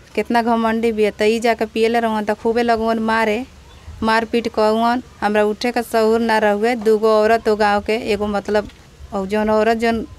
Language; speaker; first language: Hindi; native; Hindi